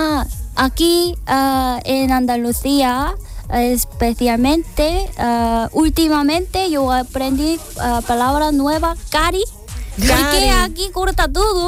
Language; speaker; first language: Spanish; non-native, learner; Korean